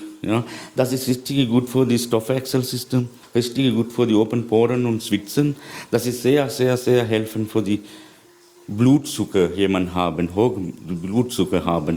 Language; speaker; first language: German; non-native, learner; Sinhala